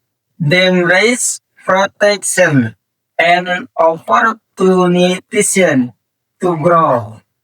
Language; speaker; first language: English; non-native, learner; Indonesian